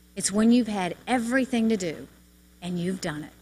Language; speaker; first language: English; native; English